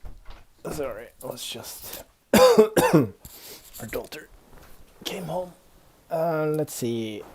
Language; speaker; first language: English; non-native, fluent; Swedish